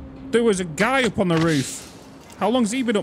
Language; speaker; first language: English; native; English